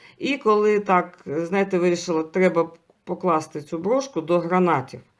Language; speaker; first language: Ukrainian; non-native, local second language; Russian